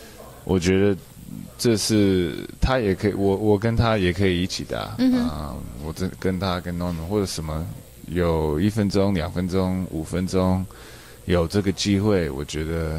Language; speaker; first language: Chinese; early bilingual, heritage; English